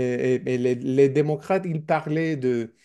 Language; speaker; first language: French; non-native, learner; English